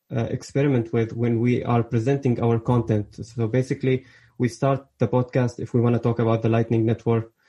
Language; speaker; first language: English; early bilingual, other home language; Arabic